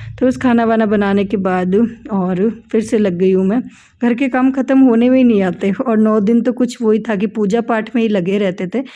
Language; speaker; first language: Hindi; native; Hindi